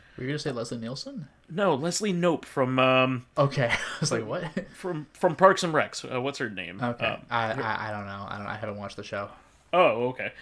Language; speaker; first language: English; native; English